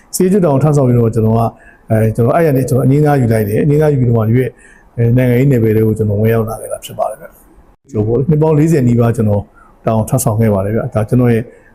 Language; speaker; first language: Burmese; native; Burmese